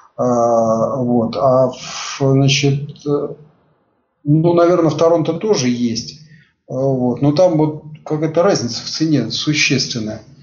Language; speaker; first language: Russian; native; Russian